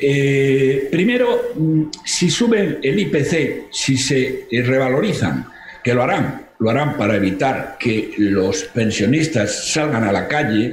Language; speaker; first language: Spanish; native; Spanish